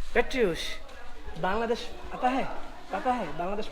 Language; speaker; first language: Hindi; non-native, learner; Bangla